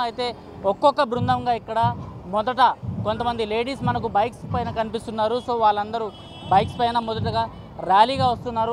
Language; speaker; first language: Telugu; native; Telugu